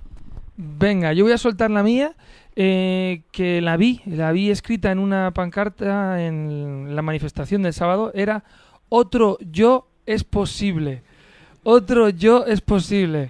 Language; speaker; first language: Spanish; native; Spanish